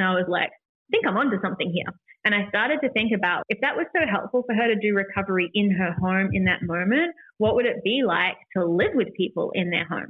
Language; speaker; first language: English; native; English